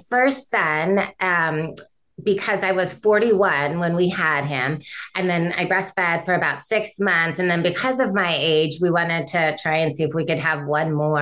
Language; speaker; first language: English; native; English